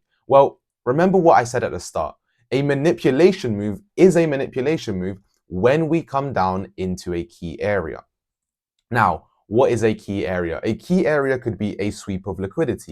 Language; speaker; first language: English; native; English